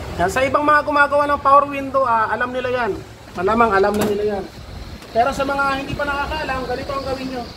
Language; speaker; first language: Filipino; native; Filipino